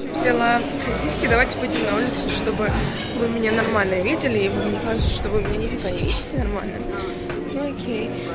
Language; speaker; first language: Russian; non-native, local second language; Azerbaijani